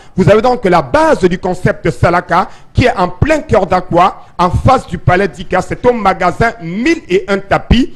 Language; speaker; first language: French; non-native, local second language; Duala